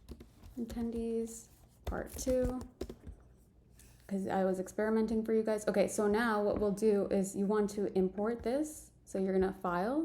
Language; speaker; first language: English; native; English